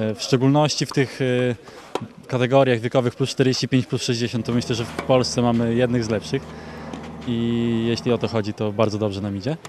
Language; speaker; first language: Polish; native; Polish